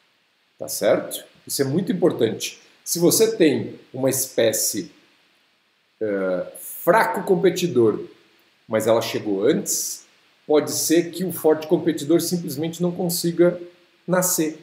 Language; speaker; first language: Portuguese; native; Portuguese